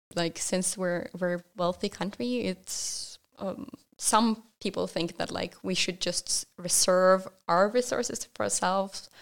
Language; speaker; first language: English; non-native, fluent; Norwegian